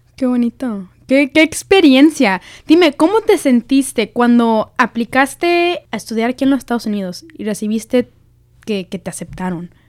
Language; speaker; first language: Spanish; early bilingual, heritage; Spanish